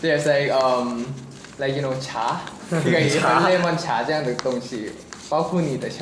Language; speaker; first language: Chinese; early bilingual, heritage; English